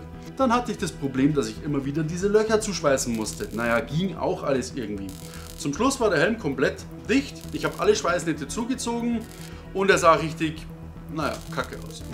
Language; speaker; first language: German; native; German